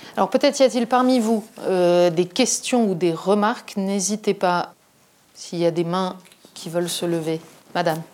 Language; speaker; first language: French; native; French